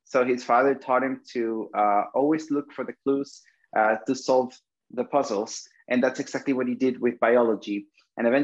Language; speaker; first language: English; non-native, fluent; Spanish